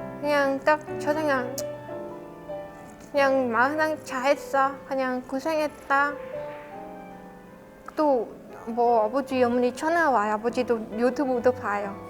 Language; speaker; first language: Korean; non-native, learner; Khmer